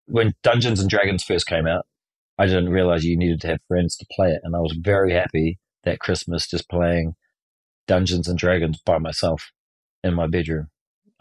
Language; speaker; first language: English; native; English